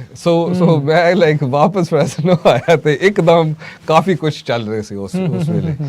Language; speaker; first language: Punjabi; early bilingual, heritage; Punjabi